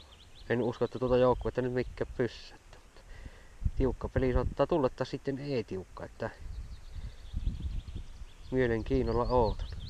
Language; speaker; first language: Finnish; native; Finnish